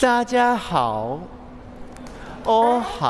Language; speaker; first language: Chinese; non-native, learner; Korean